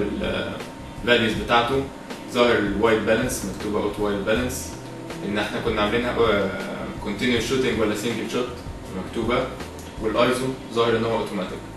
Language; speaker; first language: Arabic; native; Arabic